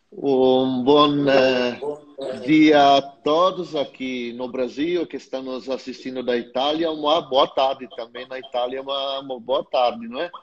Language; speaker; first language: Portuguese; non-native, fluent; Italian